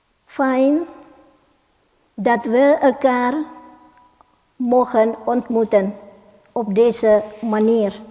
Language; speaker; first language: Dutch; non-native, fluent; Indonesian